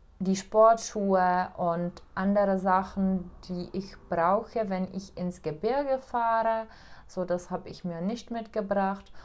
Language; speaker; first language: German; non-native, fluent; Czech